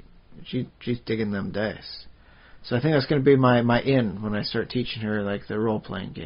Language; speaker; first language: English; native; English